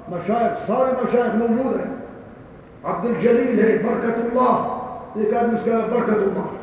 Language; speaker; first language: Urdu; non-native, learner; Arabic